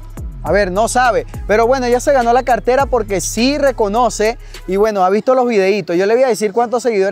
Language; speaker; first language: Spanish; native; Spanish